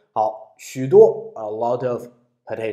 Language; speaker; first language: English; non-native, fluent; Chinese